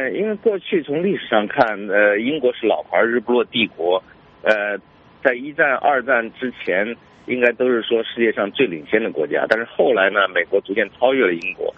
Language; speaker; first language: Chinese; native; Chinese